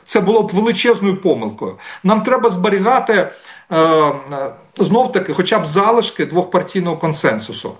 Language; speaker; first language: Ukrainian; native; Ukrainian